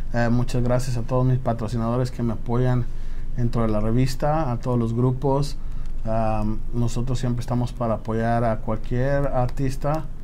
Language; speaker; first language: Spanish; native; Spanish